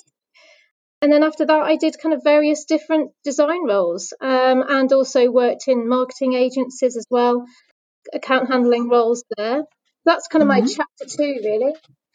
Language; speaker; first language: English; native; English